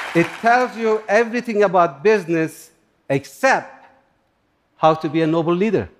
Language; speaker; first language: English; non-native, fluent; Turkish